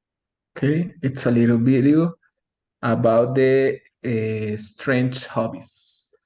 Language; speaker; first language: English; non-native, learner; Spanish